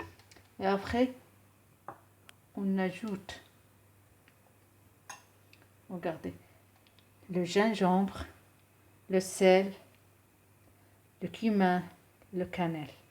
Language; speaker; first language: French; non-native, local second language; Arabic